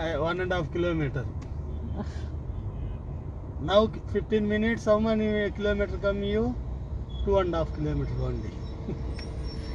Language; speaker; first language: English; non-native, learner; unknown